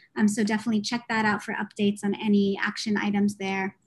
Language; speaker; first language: English; native; English